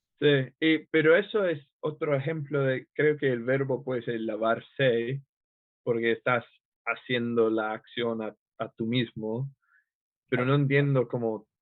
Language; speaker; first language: Spanish; non-native, fluent; English